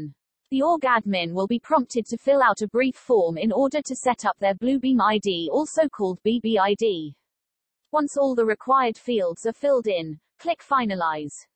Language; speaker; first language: English; native; English